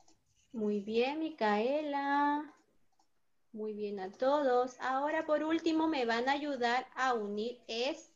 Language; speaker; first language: Spanish; native; Spanish